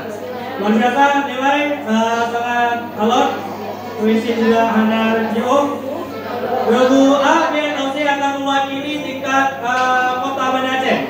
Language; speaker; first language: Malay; non-native, local second language; Achinese